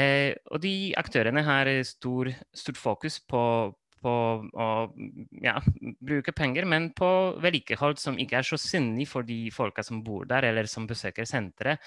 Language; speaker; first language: Norwegian; non-native, fluent; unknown